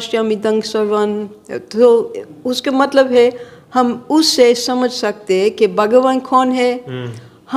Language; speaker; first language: Hindi; non-native, fluent; English